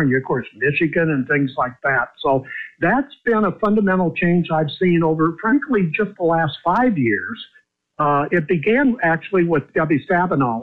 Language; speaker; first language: English; native; English